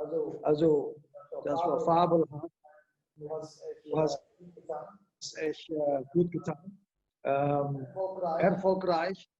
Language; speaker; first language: German; non-native, fluent; Indonesian